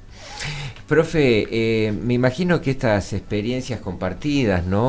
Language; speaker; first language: Spanish; native; Spanish